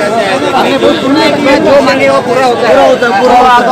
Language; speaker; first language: Hindi; native; Hindi